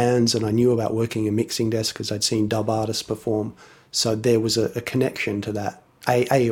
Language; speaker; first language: English; native; English